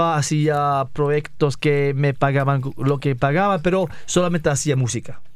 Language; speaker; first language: Spanish; non-native, fluent; Arabic